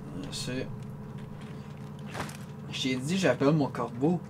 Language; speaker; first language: French; native; French